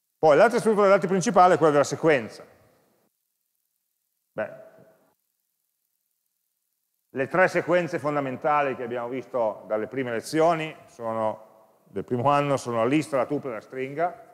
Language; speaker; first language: Italian; native; Italian